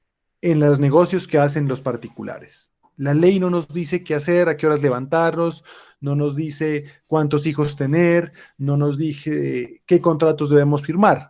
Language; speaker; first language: Spanish; native; Spanish